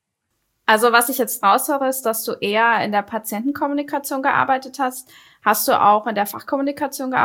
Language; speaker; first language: German; native; German